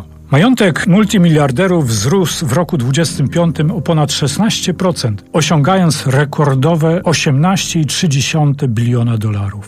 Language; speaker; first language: Polish; native; Polish